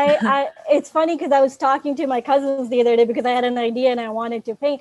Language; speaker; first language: English; non-native, local second language; Urdu